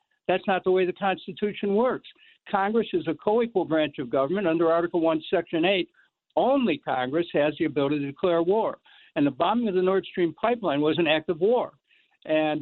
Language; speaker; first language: English; native; English